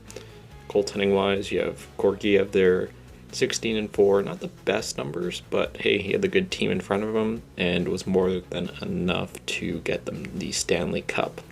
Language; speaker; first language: English; native; English